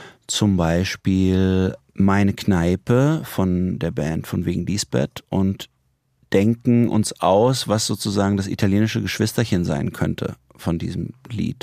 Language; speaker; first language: German; native; German